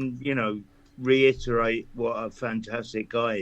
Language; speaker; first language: English; native; English